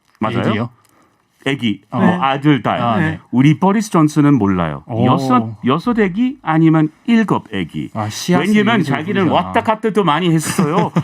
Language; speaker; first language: Korean; non-native, learner; English